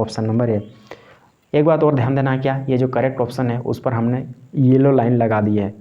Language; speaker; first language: Hindi; native; Hindi